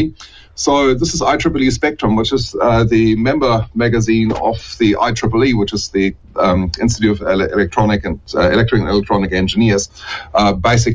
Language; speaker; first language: English; non-native, fluent; German